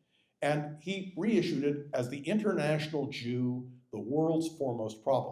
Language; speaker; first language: English; native; English